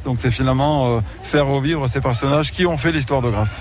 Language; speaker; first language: French; native; French